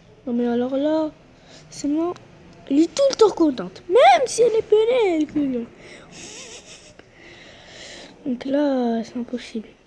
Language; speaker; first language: French; non-native, local second language; Arabic